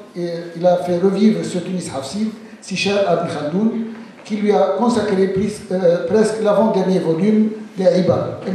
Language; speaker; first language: French; non-native, local second language; Arabic